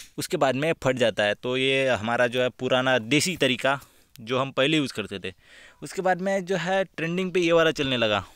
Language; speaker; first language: Hindi; non-native, local second language; Marathi